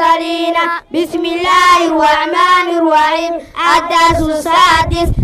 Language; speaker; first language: Arabic; non-native, learner; Somali